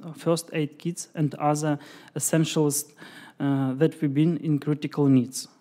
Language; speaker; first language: English; non-native, fluent; Ukrainian